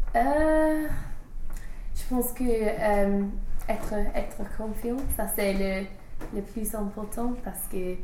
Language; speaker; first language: French; non-native, fluent; English